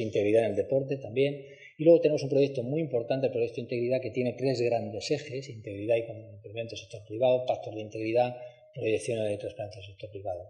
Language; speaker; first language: Spanish; native; Spanish